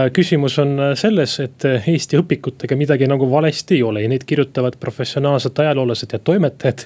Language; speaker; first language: Estonian; non-native, local second language; Russian